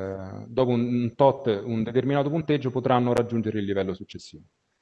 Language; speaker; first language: Italian; native; Italian